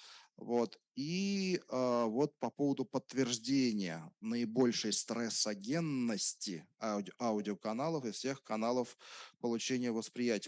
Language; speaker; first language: Russian; native; Russian